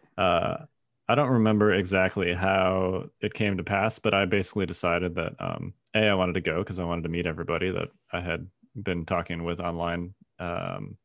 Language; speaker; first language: English; native; English